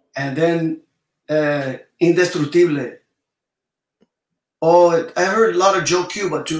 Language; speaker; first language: English; early bilingual, other home language; Spanish